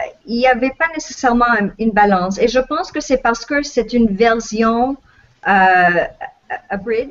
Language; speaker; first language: French; non-native, local second language; English